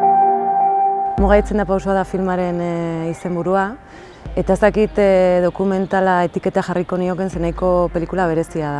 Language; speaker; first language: Basque; native; Basque